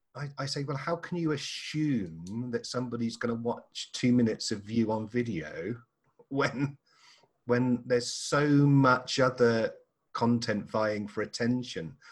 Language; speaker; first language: English; native; English